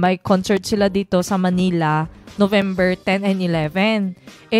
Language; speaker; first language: English; non-native, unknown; Korean